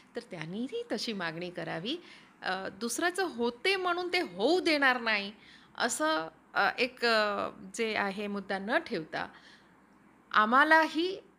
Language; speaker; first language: Marathi; non-native, local second language; Hindi